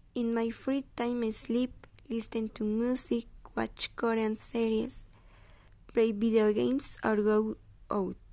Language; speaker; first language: English; non-native, learner; Spanish